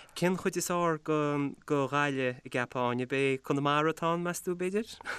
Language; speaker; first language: Irish; native; Irish